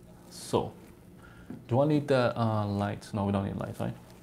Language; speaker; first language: English; non-native, fluent; Uzbek